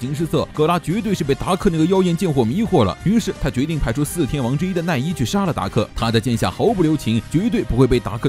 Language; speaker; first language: Chinese; native; Chinese